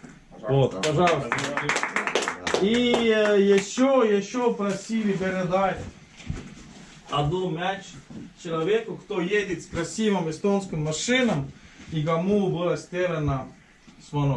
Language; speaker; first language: Russian; non-native, learner; Estonian